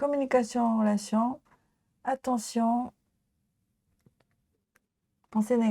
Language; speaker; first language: French; non-native, learner; Japanese